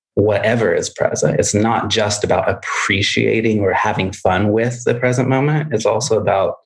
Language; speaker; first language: English; native; English